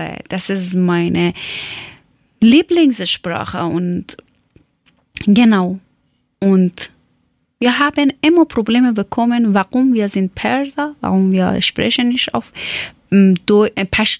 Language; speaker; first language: German; non-native, learner; Persian